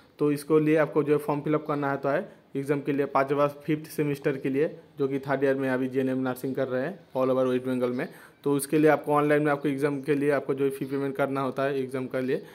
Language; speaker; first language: Hindi; non-native, local second language; Bangla